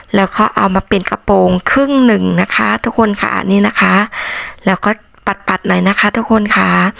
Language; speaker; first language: Thai; non-native, local second language; Khmer